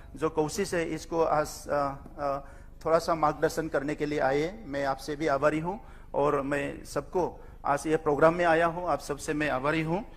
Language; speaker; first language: Hindi; non-native, local second language; Bodo